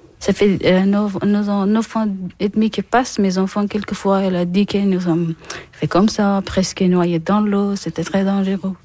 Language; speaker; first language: French; non-native, learner; Persian